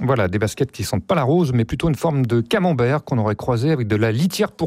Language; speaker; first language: French; native; French